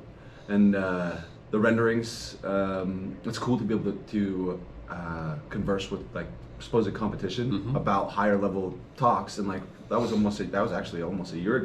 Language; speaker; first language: English; native; English